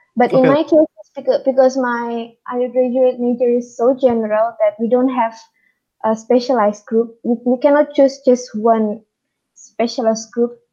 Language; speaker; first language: English; non-native, fluent; Indonesian